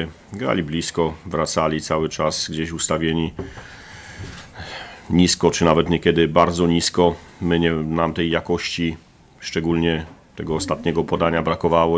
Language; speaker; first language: Polish; native; Polish